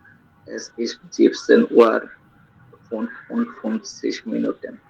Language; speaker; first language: German; non-native, learner; Bangla